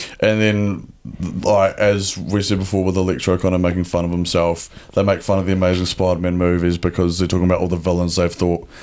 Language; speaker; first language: English; native; English